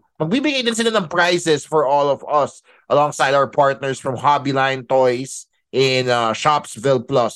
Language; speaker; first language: English; non-native, local second language; Filipino